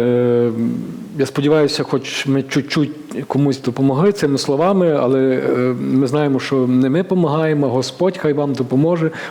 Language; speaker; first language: Ukrainian; native; Ukrainian